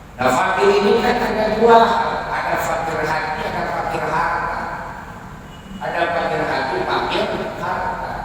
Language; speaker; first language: Indonesian; non-native, local second language; Sundanese